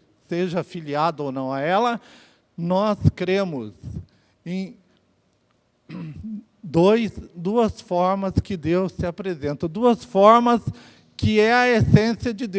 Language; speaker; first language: Portuguese; native; Portuguese